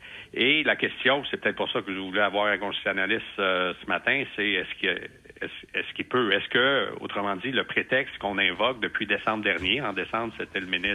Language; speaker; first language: French; native; French